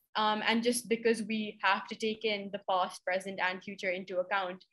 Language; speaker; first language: English; non-native, local second language; Urdu